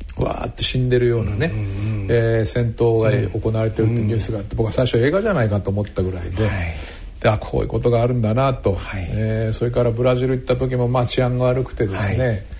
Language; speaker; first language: Japanese; native; Japanese